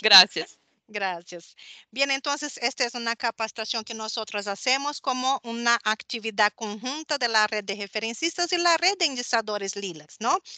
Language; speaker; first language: Spanish; non-native, fluent; Portuguese